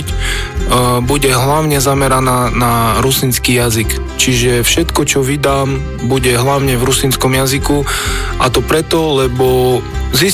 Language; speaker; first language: Slovak; non-native, local second language; Rusyn